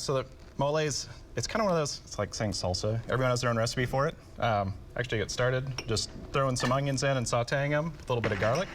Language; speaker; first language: English; native; English